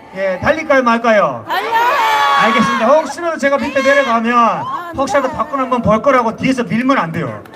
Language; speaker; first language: Korean; native; Korean